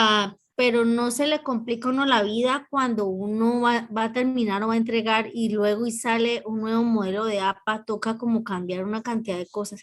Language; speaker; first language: Spanish; native; Spanish